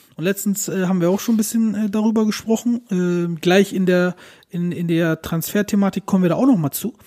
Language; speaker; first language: German; early bilingual, other home language; Turkish